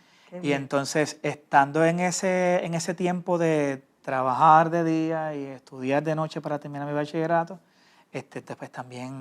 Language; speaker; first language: Spanish; native; Spanish